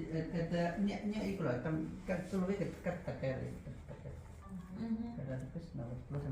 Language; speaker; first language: Russian; non-native, learner; Tajik